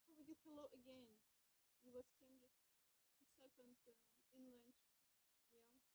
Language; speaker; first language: English; non-native, learner; Russian